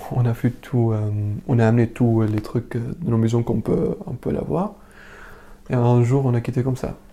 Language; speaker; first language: French; non-native, learner; Arabic